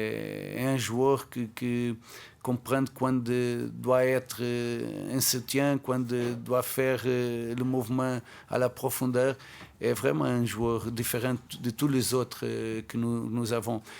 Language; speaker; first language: French; non-native, fluent; Portuguese